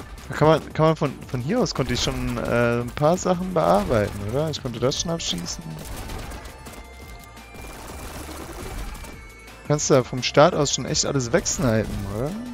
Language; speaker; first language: German; native; German